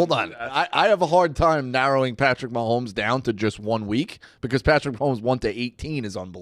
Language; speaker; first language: English; native; English